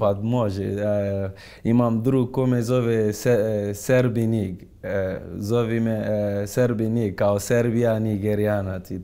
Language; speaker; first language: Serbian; non-native, fluent; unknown